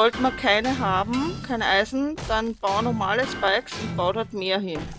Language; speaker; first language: German; native; German